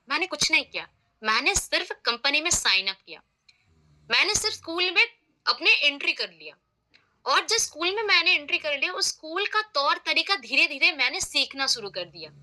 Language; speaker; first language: Hindi; non-native, local second language; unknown